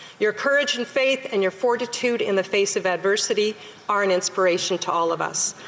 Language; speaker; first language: English; native; English